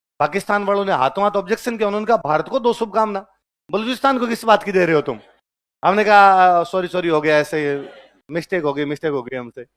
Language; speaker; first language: Hindi; native; Hindi